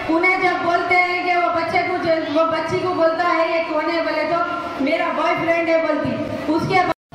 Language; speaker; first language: Urdu; native; Urdu